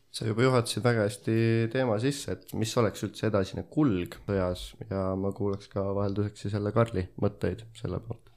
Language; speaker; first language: Estonian; native; Estonian